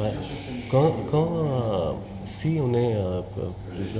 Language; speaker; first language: French; non-native, fluent; Arabic